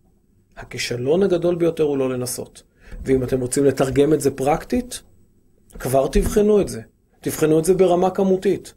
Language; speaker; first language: Hebrew; native; Hebrew